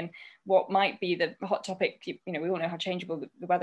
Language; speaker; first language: English; native; English